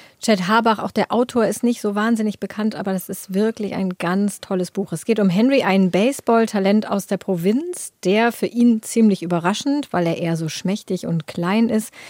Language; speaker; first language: German; native; German